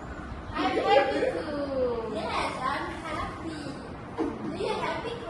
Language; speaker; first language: English; non-native, learner; Malay